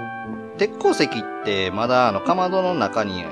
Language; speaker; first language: Japanese; native; Japanese